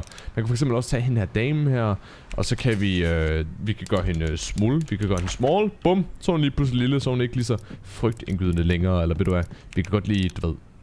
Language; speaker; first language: Danish; native; Danish